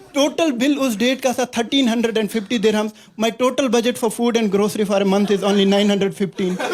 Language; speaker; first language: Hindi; non-native, local second language; Kashmiri